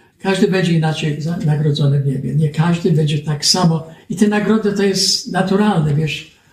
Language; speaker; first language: Polish; early bilingual, heritage; Polish